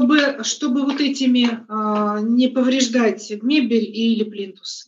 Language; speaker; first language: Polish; non-native, learner; Russian